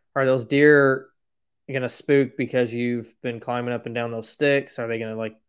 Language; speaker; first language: English; native; English